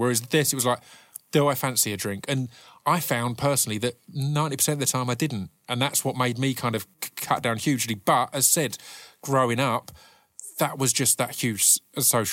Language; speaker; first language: English; native; English